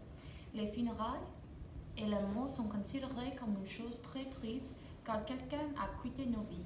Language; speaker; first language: French; non-native, learner; English